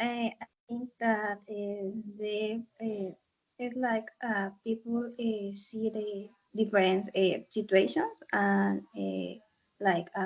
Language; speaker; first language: English; non-native, learner; Spanish